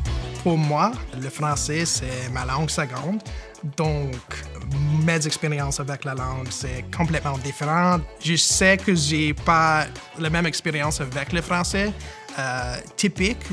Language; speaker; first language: French; non-native, fluent; English